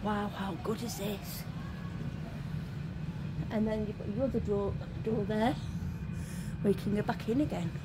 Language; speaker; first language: English; native; English